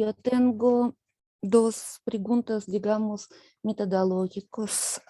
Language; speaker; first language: Spanish; non-native, learner; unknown